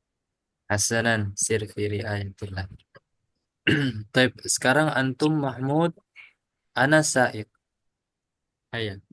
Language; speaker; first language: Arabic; non-native, fluent; Indonesian